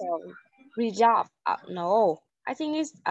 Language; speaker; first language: English; non-native, learner; Vietnamese